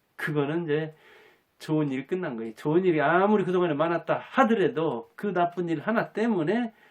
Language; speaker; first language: Korean; native; Korean